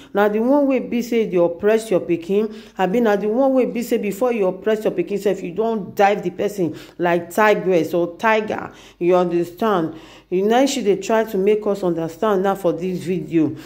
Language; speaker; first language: Nigerian Pidgin; native; Nigerian Pidgin